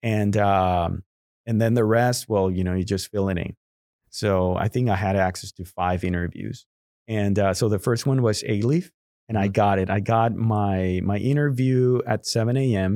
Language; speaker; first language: English; non-native, fluent; Spanish